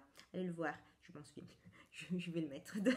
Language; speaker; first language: French; non-native, fluent; Italian